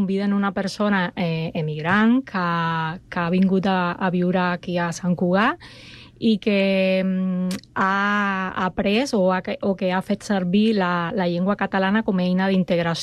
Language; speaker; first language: Catalan; non-native, fluent; Spanish